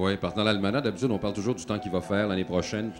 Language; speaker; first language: French; native; French